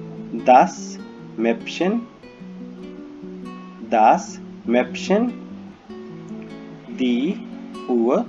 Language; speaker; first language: German; non-native, fluent; Hindi